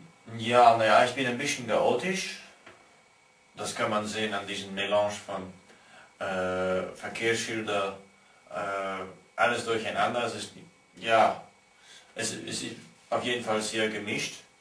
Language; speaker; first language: German; non-native, fluent; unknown